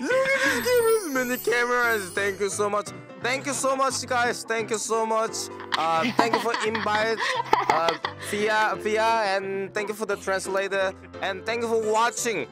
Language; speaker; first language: English; non-native, learner; Korean